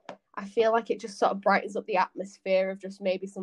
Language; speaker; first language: English; native; English